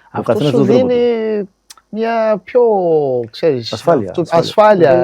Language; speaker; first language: Greek; non-native, fluent; Portuguese